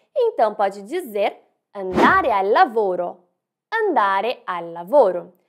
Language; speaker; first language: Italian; non-native, fluent; Portuguese